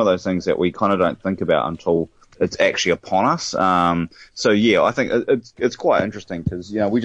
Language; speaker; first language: English; native; English